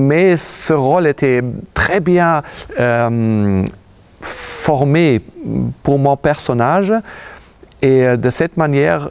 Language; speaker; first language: French; non-native, fluent; German